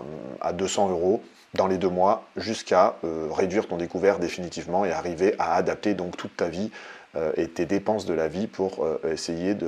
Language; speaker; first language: French; native; French